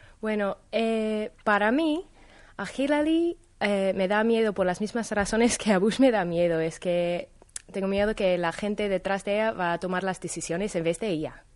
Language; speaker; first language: Spanish; non-native, fluent; English